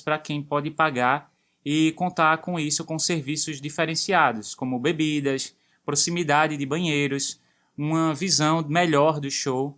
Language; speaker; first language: Portuguese; native; Portuguese